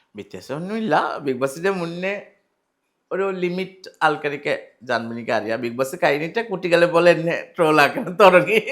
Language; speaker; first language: Malayalam; non-native, learner; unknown